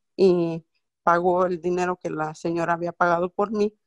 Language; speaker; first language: Spanish; non-native, local second language; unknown